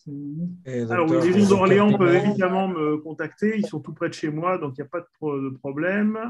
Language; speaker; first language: French; native; French